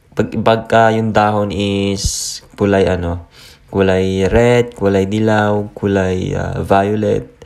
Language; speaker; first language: Filipino; native; Filipino